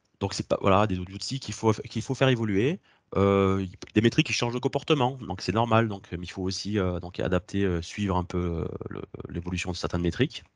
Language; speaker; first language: French; native; French